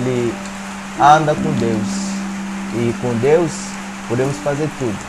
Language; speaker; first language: Portuguese; non-native, fluent; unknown